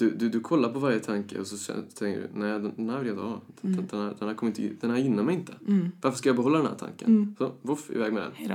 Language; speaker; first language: Swedish; early bilingual, other home language; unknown